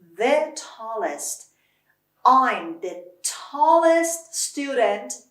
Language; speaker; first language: English; non-native, fluent; Persian